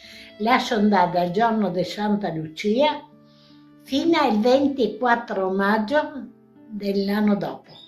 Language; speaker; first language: Italian; non-native, local second language; Venetian